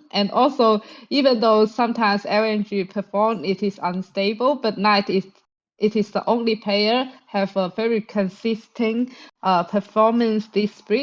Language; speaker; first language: English; non-native, fluent; Chinese